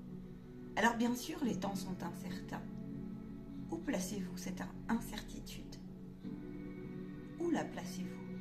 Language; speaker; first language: French; native; French